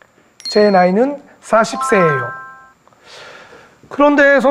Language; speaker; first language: Korean; non-native, fluent; Japanese